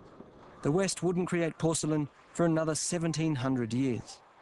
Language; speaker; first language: English; native; English